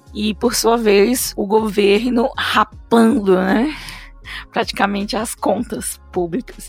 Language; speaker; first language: Portuguese; native; Portuguese